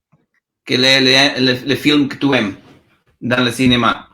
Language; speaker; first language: French; non-native, learner; Portuguese